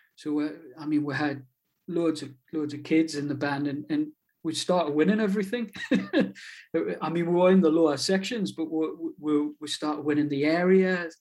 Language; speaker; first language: English; native; English